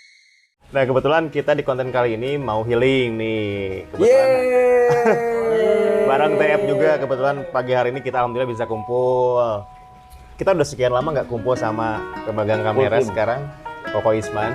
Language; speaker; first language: Indonesian; native; Indonesian